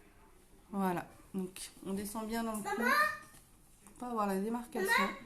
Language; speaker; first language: French; native; French